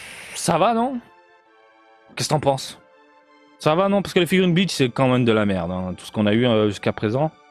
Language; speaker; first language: French; native; French